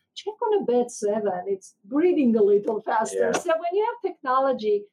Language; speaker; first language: English; non-native, fluent; Armenian